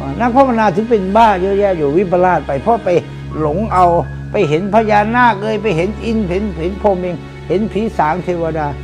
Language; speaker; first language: Thai; native; Thai